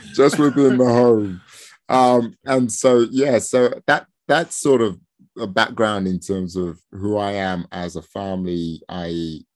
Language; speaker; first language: English; early bilingual, other home language; Yoruba